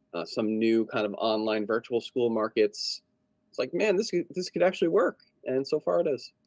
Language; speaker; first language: English; native; English